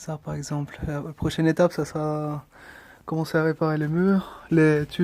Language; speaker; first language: French; early bilingual, other home language; Spanish